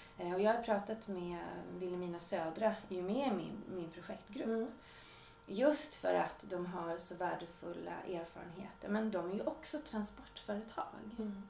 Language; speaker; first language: Swedish; native; Swedish